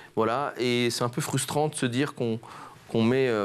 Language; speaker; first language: French; native; French